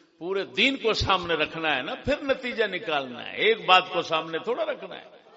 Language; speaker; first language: Urdu; non-native, local second language; Punjabi